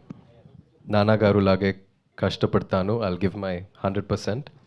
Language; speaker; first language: Telugu; non-native, learner; Tamil